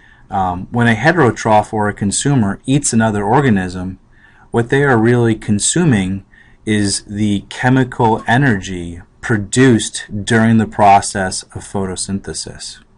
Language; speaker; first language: English; native; English